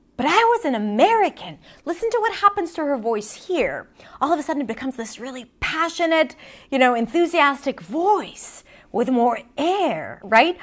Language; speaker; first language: English; non-native, fluent; Hebrew